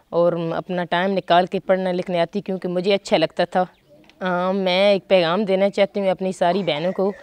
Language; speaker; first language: Urdu; non-native, local second language; Punjabi